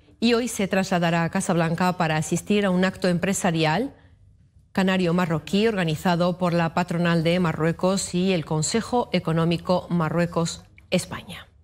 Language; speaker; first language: Spanish; non-native, fluent; Arabic